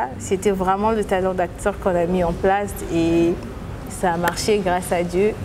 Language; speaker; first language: French; non-native, local second language; Lingala